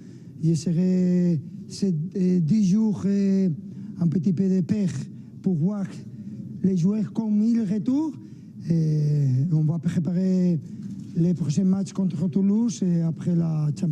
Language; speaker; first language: French; non-native, fluent; Spanish